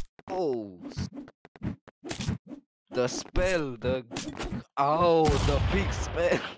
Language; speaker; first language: English; non-native, learner; Romanian